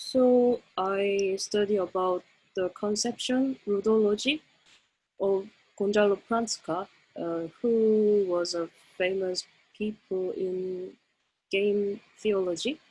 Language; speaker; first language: English; non-native, learner; Korean